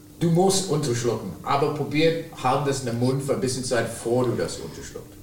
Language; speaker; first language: German; non-native, fluent; English